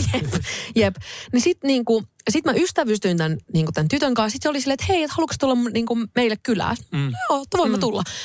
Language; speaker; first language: Finnish; native; Finnish